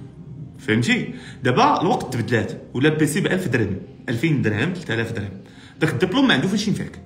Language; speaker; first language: Arabic; native; Arabic